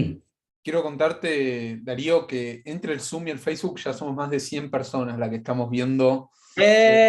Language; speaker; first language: Spanish; native; Spanish